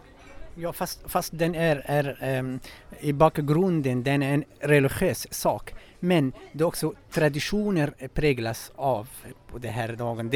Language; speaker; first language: Swedish; non-native, fluent; Arabic